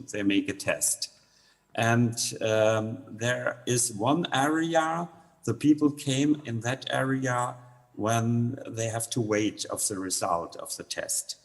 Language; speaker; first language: English; non-native, learner; German